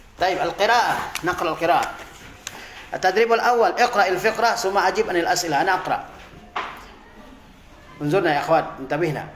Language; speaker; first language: Arabic; non-native, fluent; Indonesian